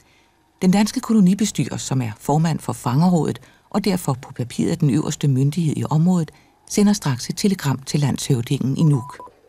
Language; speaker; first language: Danish; native; Danish